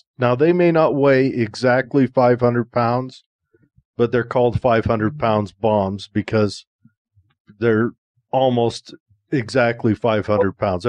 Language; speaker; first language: English; native; English